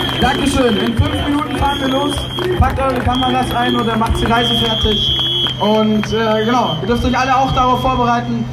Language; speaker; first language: German; native; German